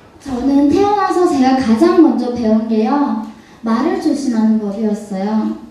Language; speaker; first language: Korean; native; Korean